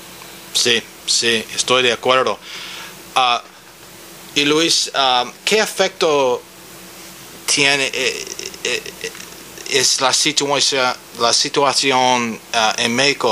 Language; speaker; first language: Spanish; non-native, learner; English